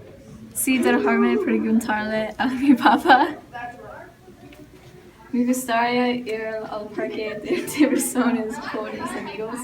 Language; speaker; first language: Spanish; non-native, learner; English